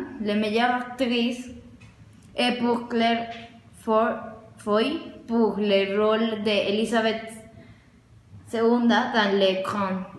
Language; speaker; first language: French; non-native, learner; Spanish